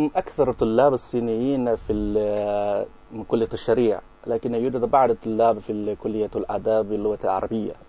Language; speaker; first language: Arabic; non-native, learner; Chinese